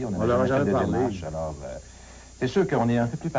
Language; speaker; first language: French; native; French